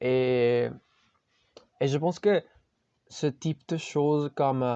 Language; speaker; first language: French; non-native, learner; Spanish